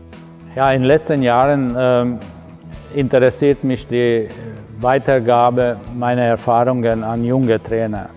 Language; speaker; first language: German; non-native, fluent; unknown